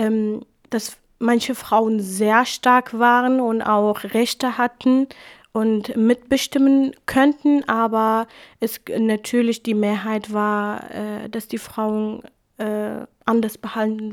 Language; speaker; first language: German; non-native, fluent; Kurdish